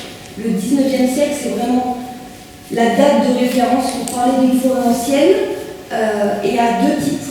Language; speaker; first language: French; native; French